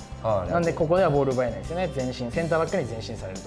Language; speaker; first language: Japanese; native; Japanese